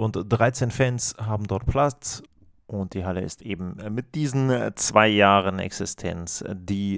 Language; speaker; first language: German; native; German